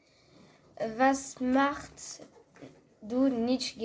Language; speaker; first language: German; non-native, learner; French